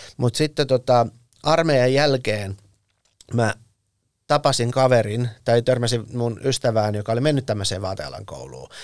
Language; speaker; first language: Finnish; early bilingual, other home language; Persian